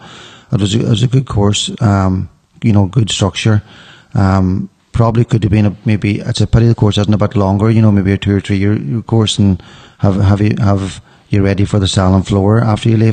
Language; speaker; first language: English; native; English